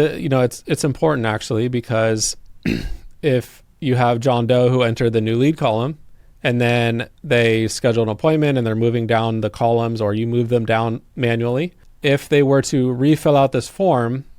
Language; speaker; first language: English; native; English